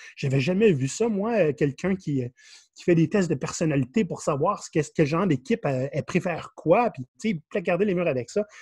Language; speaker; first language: French; native; French